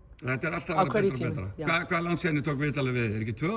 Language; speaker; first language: Icelandic; native; Icelandic